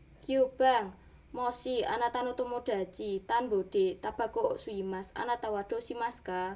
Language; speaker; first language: Japanese; non-native, learner; Indonesian